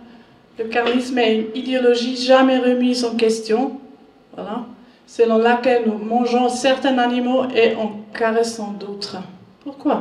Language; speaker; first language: French; non-native, learner; German